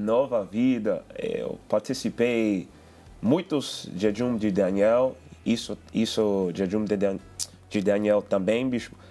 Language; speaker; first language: Portuguese; non-native, learner; English